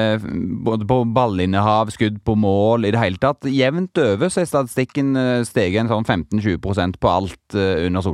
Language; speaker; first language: Norwegian; native; Norwegian